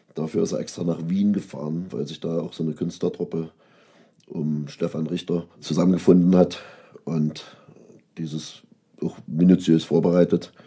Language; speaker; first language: German; native; German